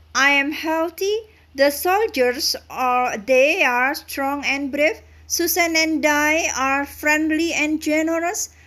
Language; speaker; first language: English; non-native, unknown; Indonesian